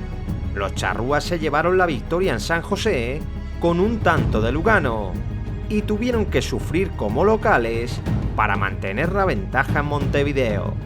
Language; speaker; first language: Spanish; native; Spanish